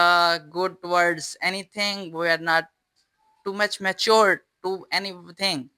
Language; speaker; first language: English; non-native, fluent; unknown